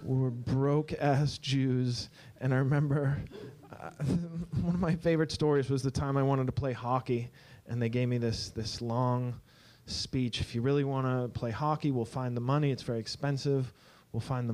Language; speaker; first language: English; native; English